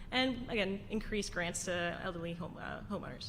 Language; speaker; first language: English; early bilingual, other home language; Italian